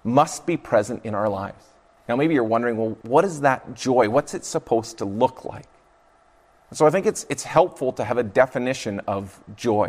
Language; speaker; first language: English; native; English